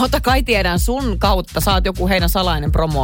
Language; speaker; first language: Finnish; native; Finnish